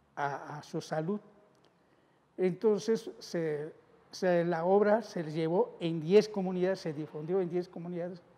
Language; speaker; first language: Spanish; non-native, local second language; Zapotec